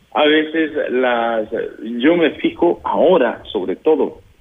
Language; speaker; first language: Spanish; native; Spanish